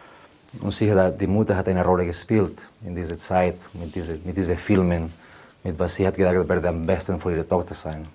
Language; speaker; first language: German; non-native, learner; Spanish